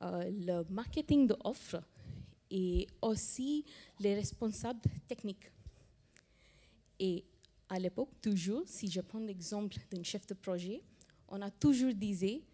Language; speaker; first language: French; non-native, fluent; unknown